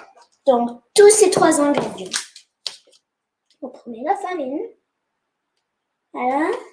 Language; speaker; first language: French; non-native, fluent; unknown